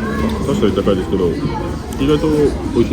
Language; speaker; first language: Japanese; non-native, fluent; French